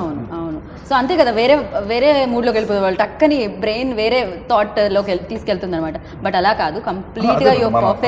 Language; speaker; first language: Telugu; native; Telugu